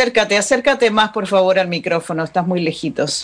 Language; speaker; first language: Spanish; native; Spanish